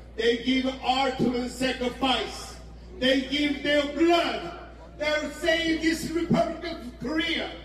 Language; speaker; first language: English; non-native, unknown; Korean